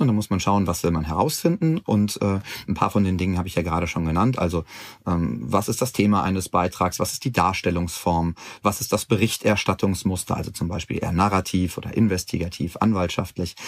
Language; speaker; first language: German; native; German